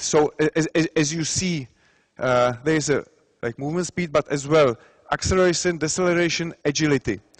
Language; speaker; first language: English; non-native, fluent; Czech